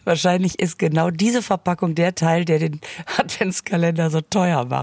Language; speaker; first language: German; native; German